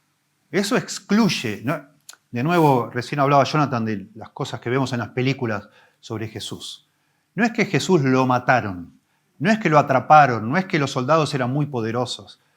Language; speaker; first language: Spanish; native; Spanish